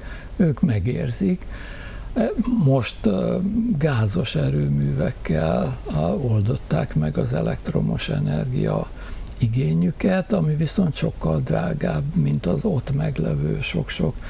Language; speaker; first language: Hungarian; native; Hungarian